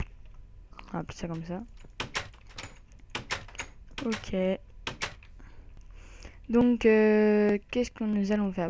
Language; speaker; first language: French; native; French